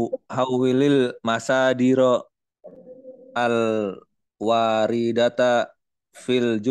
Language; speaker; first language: Arabic; non-native, learner; Indonesian